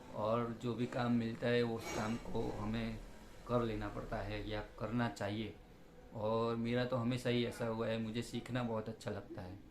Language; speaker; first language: Hindi; non-native, local second language; Gujarati